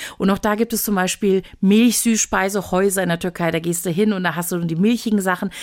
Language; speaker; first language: German; early bilingual, other home language; Turkish